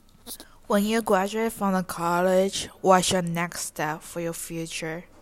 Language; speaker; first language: English; non-native, learner; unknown